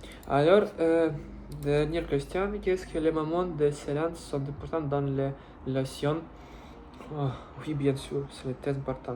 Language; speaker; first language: French; non-native, learner; Russian